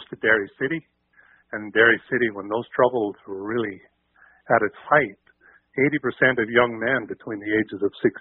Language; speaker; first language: English; native; English